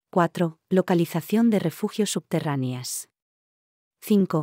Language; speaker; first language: Spanish; native; Spanish